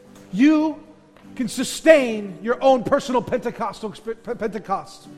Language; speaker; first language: English; native; English